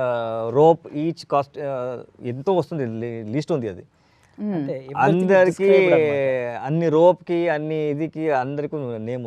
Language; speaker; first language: Telugu; non-native, learner; Kannada